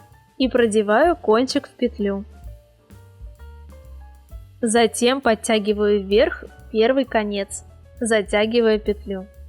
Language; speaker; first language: Russian; native; Russian